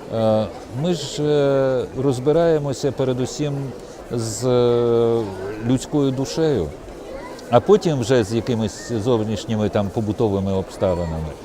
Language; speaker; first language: Ukrainian; non-native, local second language; Russian